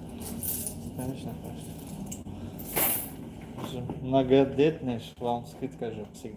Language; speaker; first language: Russian; non-native, fluent; Tajik